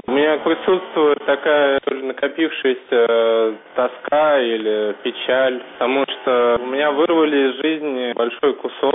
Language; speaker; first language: Russian; native; Russian